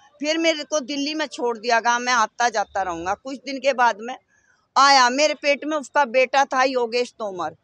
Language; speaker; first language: Hindi; native; Hindi